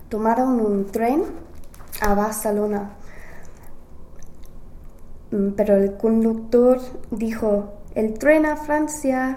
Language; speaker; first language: Spanish; non-native, learner; English